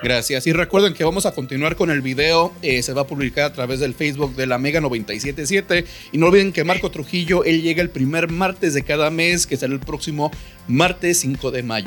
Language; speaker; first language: Spanish; native; Spanish